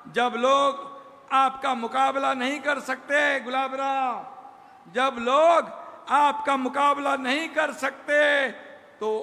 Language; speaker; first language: Hindi; non-native, local second language; Marathi